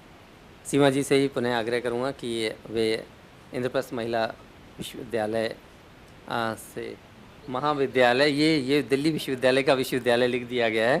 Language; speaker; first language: Hindi; native; Hindi